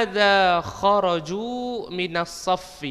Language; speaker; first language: Arabic; non-native, fluent; Indonesian